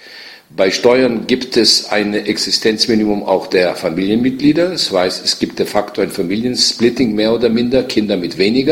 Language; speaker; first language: German; native; German